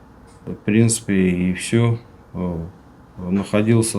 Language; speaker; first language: Russian; native; Russian